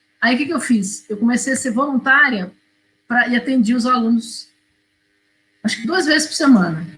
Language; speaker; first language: Portuguese; native; Portuguese